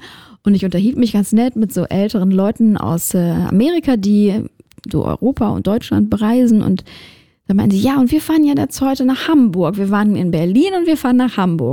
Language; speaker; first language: German; native; German